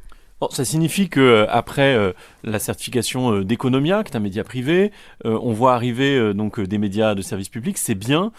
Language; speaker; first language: French; native; French